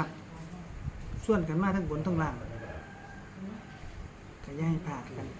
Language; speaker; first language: Thai; non-native, local second language; Lao